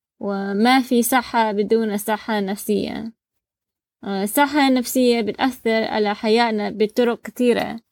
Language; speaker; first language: Arabic; non-native, learner; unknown